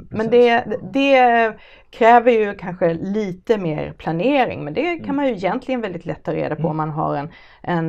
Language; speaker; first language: Swedish; native; Swedish